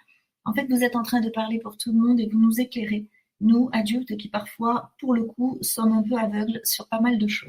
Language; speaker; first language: French; native; French